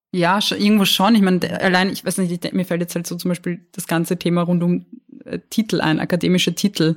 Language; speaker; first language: German; native; German